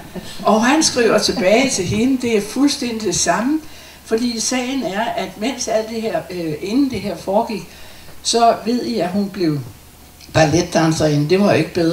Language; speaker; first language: Danish; native; Danish